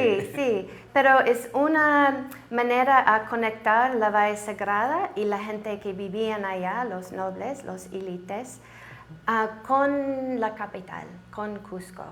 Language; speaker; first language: Spanish; non-native, learner; English